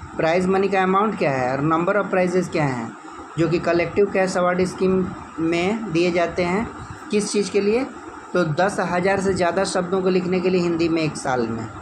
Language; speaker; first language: Hindi; native; Hindi